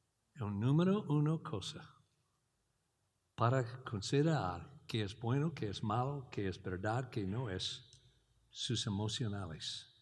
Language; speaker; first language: Spanish; non-native, learner; English